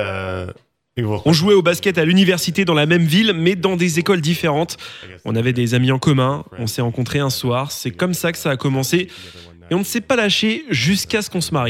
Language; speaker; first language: French; non-native, local second language; English